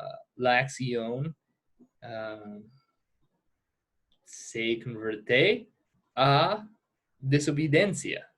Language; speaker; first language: Spanish; non-native, fluent; English